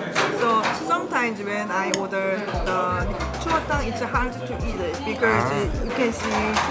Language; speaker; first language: English; non-native, learner; Korean